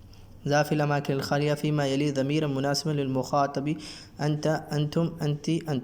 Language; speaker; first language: Arabic; non-native, fluent; Urdu